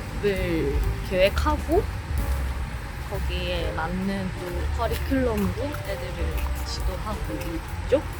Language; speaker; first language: Korean; native; Korean